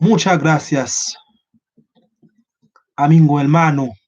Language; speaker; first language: Spanish; non-native, learner; Haitian Creole